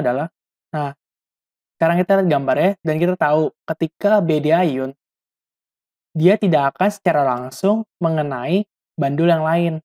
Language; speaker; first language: Indonesian; native; Indonesian